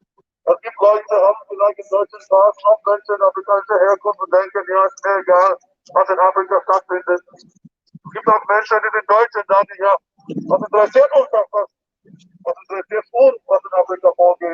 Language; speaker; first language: German; non-native, fluent; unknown